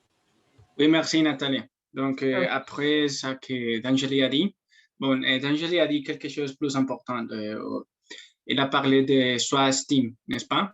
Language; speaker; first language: French; non-native, fluent; Spanish